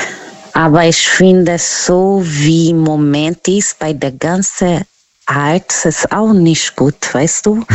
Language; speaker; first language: German; non-native, fluent; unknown